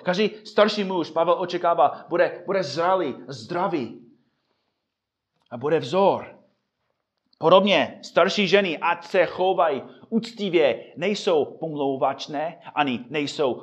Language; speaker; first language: Czech; non-native, fluent; English